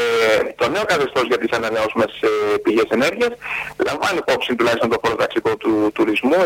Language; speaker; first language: Greek; native; Greek